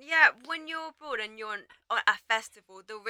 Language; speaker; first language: English; native; English